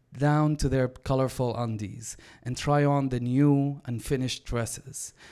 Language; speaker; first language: English; non-native, fluent; Arabic